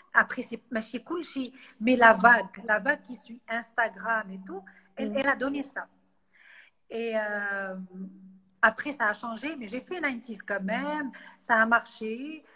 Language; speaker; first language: French; non-native, local second language; Arabic